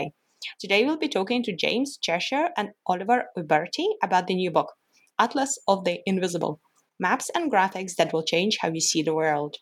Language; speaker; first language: English; non-native, fluent; Lithuanian